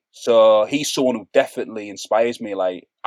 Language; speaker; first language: English; native; English